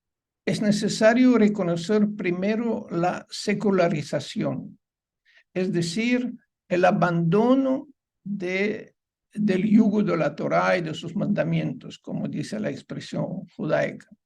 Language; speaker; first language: Spanish; non-native, fluent; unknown